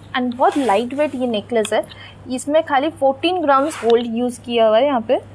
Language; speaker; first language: Hindi; non-native, local second language; Bangla